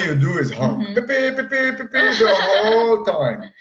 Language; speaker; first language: English; non-native, fluent; Portuguese